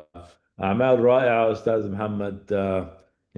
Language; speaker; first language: Arabic; native; Arabic